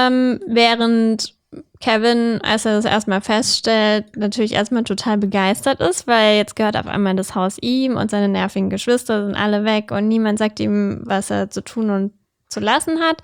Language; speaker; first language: German; native; German